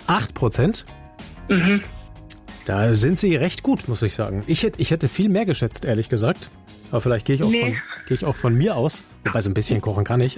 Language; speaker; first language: German; native; German